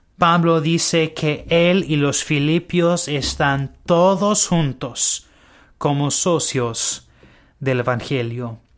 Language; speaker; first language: Spanish; non-native, learner; English